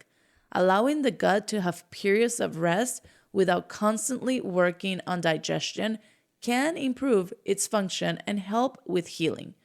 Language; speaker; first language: English; non-native, fluent; Spanish